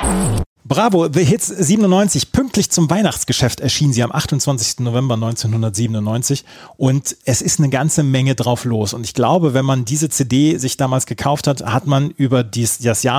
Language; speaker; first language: German; native; German